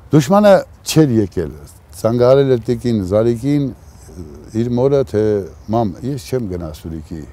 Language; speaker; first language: Armenian; native; Armenian